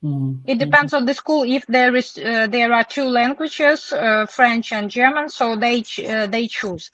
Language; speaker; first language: English; non-native, learner; Ukrainian